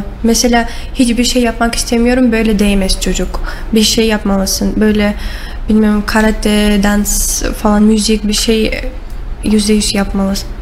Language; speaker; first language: Turkish; non-native, learner; Russian